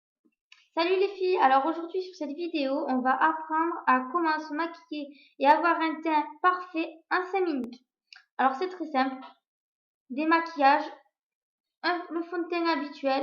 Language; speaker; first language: French; native; French